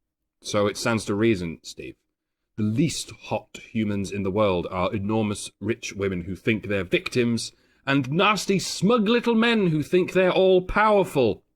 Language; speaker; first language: English; native; English